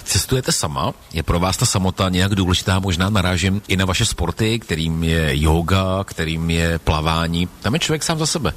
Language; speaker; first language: Czech; native; Czech